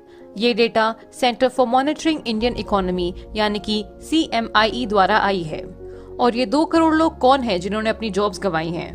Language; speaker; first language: Hindi; native; Hindi